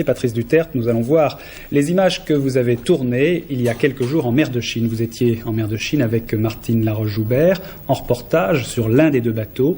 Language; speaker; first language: French; native; French